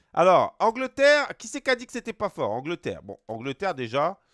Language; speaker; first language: French; native; French